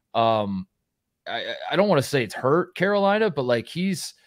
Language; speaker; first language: English; native; English